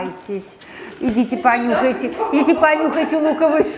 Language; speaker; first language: Russian; native; Russian